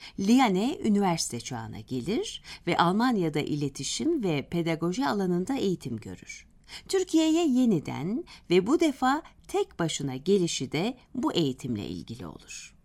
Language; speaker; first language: Turkish; native; Turkish